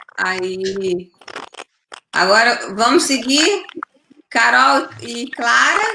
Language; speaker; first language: Portuguese; native; Portuguese